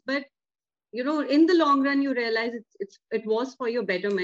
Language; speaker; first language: English; non-native, local second language; Hindi